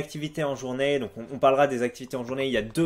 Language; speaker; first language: French; native; French